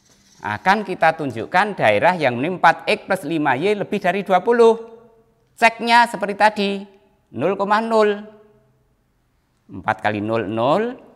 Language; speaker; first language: Indonesian; native; Indonesian